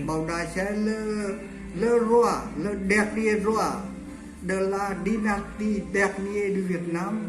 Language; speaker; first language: French; non-native, learner; Vietnamese